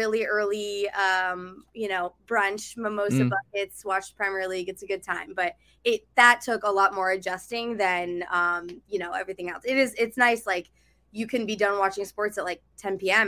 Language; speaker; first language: English; native; English